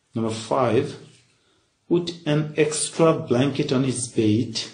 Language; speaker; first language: English; non-native, local second language; Nepali